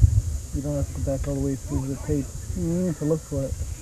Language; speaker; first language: English; native; English